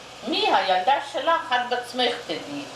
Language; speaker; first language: Hebrew; non-native, fluent; Yiddish